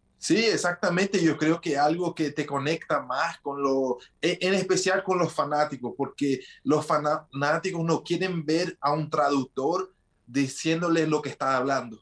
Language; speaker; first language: Spanish; early bilingual, heritage; Spanish